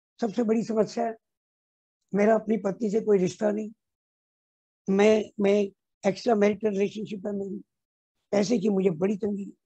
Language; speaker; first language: Hindi; non-native, local second language; Punjabi